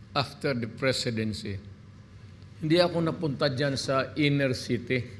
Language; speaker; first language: Filipino; non-native, local second language; Cebuano